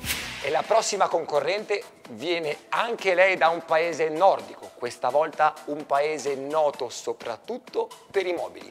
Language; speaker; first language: Italian; native; Italian